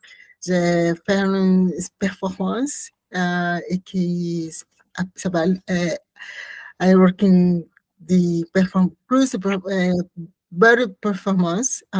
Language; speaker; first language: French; non-native, learner; Portuguese